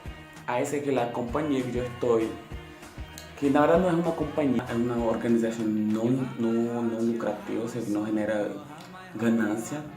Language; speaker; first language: Spanish; non-native, local second language; Portuguese